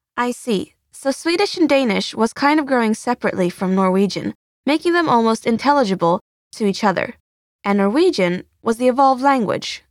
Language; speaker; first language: English; non-native, fluent; Swedish